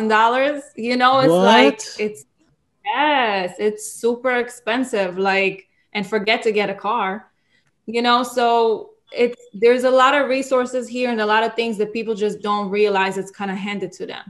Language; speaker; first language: English; non-native, fluent; Hebrew